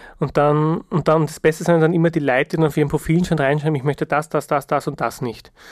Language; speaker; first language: German; early bilingual, other home language; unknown